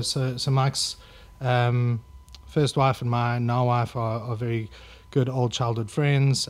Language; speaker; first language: English; native; English